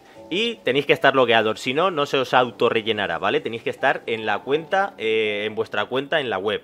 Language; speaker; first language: Spanish; native; Spanish